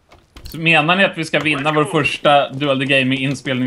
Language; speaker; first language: Swedish; native; Swedish